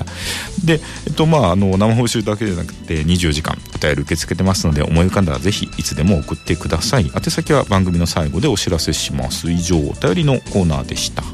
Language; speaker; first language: Japanese; native; Japanese